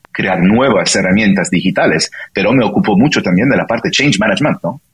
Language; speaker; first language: Spanish; non-native, fluent; French